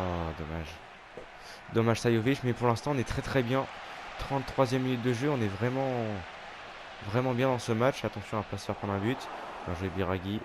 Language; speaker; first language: French; native; French